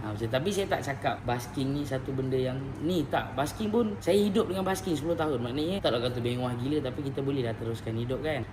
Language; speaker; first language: Malay; native; Malay